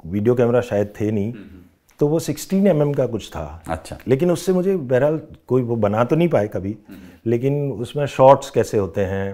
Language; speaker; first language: Hindi; non-native, local second language; Rajasthani